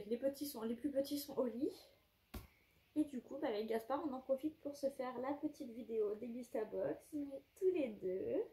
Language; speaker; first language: French; native; French